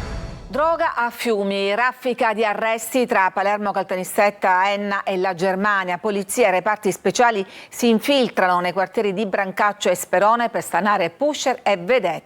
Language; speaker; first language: Italian; native; Italian